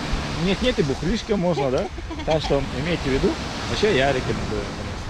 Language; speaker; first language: Russian; native; Russian